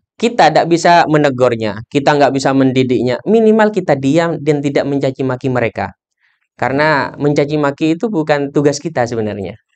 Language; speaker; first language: Indonesian; non-native, local second language; Madurese